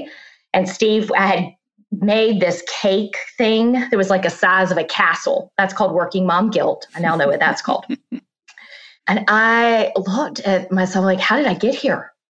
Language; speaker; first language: English; native; English